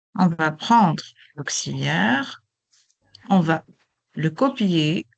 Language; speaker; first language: French; non-native, local second language; Arabic